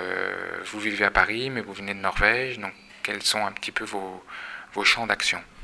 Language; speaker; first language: French; native; French